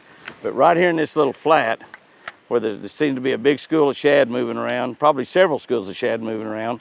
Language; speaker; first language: English; native; English